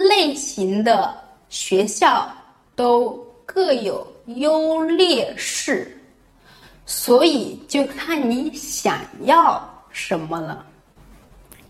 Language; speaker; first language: Chinese; native; Chinese